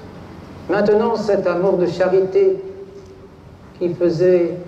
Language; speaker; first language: French; native; French